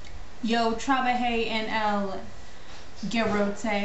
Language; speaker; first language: Spanish; non-native, learner; English